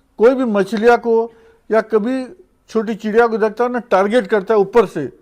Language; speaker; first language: Hindi; non-native, local second language; Odia